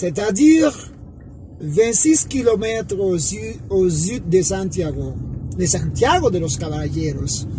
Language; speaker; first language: French; non-native, fluent; Spanish